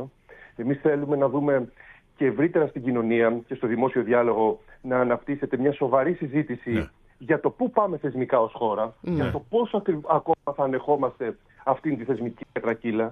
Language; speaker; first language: Greek; native; Greek